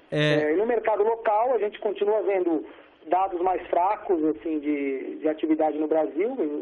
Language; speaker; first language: Portuguese; native; Portuguese